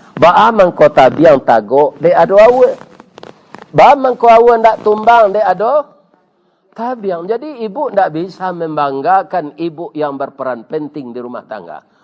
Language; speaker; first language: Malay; non-native, local second language; Minangkabau